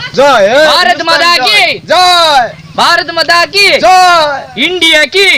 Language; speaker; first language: Hindi; non-native, local second language; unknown